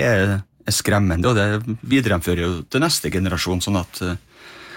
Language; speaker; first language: Norwegian; native; Norwegian